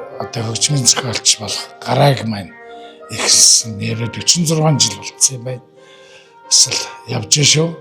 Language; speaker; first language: Mongolian; native; Mongolian